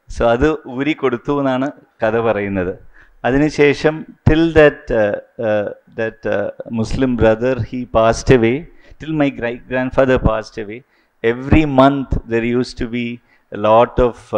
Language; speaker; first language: Malayalam; non-native, local second language; Tamil